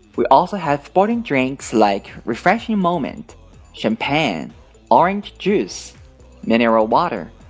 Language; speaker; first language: English; non-native, fluent; Chinese